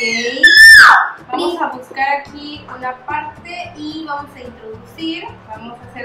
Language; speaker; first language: Spanish; native; Spanish